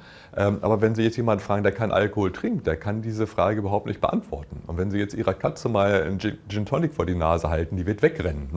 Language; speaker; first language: German; native; German